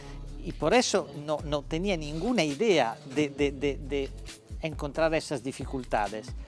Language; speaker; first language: Spanish; non-native, fluent; Italian